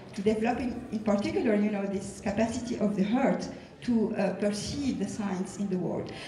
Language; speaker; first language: English; non-native, fluent; French